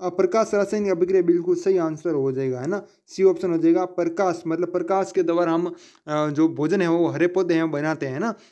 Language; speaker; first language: Hindi; native; Hindi